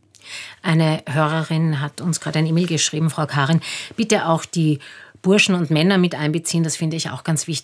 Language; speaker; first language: German; native; German